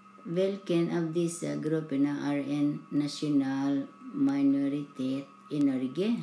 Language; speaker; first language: Norwegian; non-native, learner; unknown